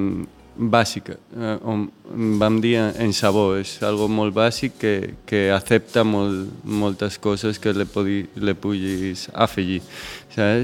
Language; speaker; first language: Catalan; non-native, local second language; Spanish